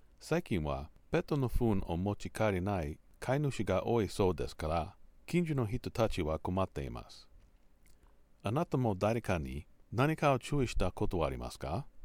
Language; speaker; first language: Japanese; non-native, learner; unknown